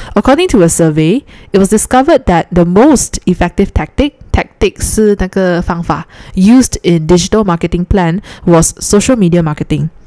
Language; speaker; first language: English; non-native, local second language; Chinese